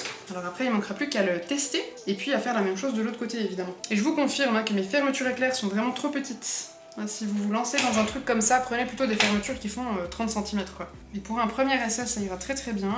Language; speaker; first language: French; native; French